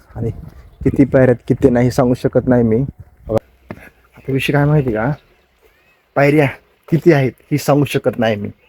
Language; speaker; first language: Marathi; native; Marathi